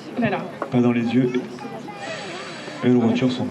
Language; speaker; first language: French; native; French